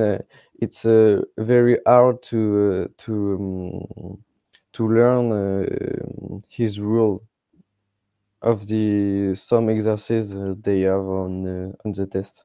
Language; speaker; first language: English; non-native, learner; French